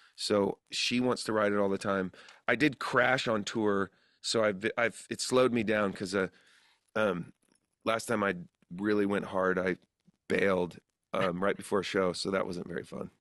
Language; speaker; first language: English; native; English